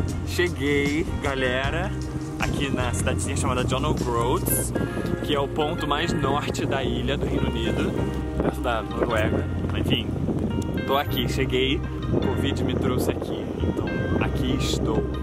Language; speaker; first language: Portuguese; native; Portuguese